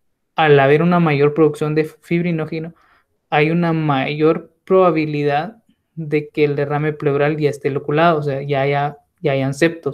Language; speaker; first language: Spanish; native; Spanish